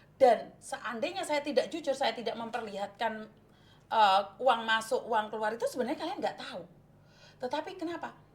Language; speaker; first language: Indonesian; non-native, local second language; Javanese